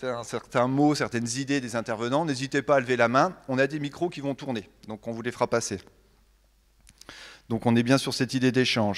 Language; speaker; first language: French; native; French